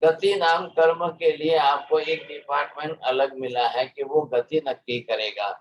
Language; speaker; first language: Hindi; non-native, local second language; Gujarati